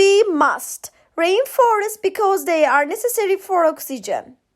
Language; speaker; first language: English; non-native, fluent; Turkish